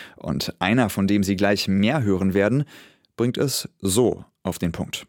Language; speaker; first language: German; native; German